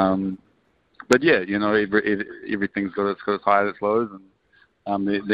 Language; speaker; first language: English; native; English